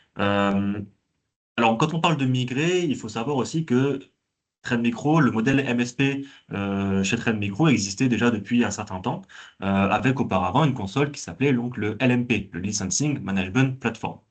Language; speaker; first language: French; native; French